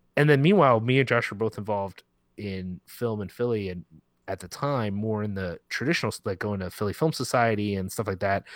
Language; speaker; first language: English; early bilingual, other home language; Spanish